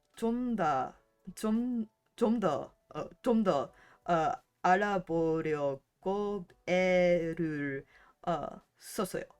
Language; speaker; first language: Korean; non-native, learner; English